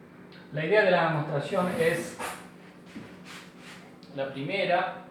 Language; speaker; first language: Spanish; native; Spanish